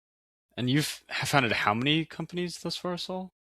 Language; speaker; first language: English; native; English